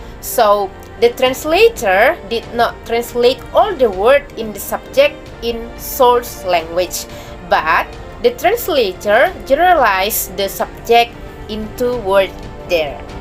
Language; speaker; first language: English; non-native, learner; Indonesian